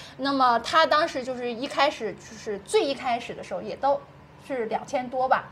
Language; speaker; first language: Chinese; native; Chinese